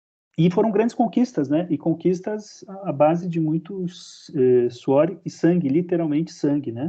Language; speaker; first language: Portuguese; native; Portuguese